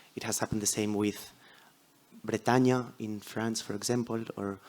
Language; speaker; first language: English; non-native, fluent; Catalan